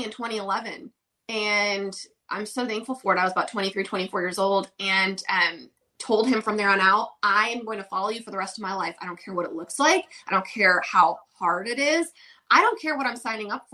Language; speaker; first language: English; native; English